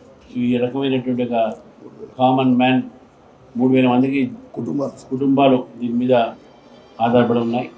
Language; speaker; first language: Telugu; native; Telugu